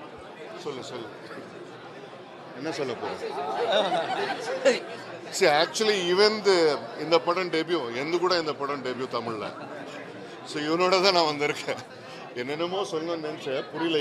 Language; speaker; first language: Tamil; non-native, learner; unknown